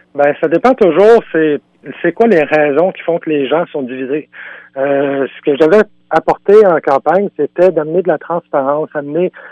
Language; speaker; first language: French; native; French